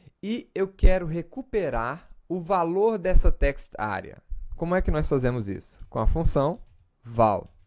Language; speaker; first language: Portuguese; native; Portuguese